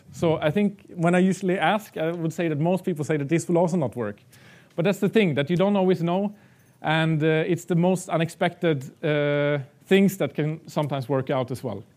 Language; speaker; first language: English; non-native, fluent; Swedish